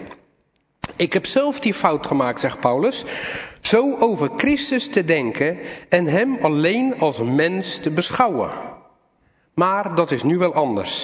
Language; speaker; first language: Dutch; native; Dutch